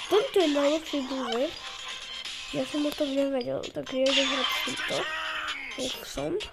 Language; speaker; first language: Polish; non-native, learner; Slovak